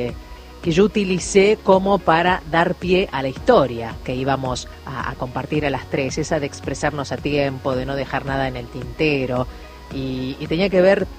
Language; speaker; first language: Spanish; native; Spanish